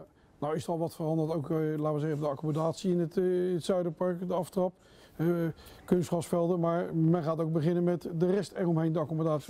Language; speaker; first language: Dutch; native; Dutch